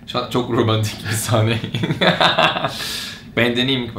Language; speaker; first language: Turkish; non-native, fluent; Portuguese